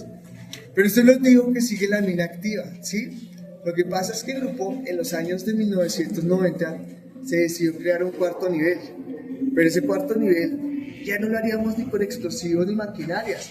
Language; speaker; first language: Spanish; native; Spanish